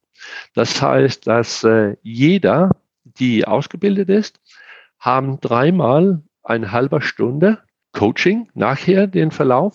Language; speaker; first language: German; non-native, fluent; Danish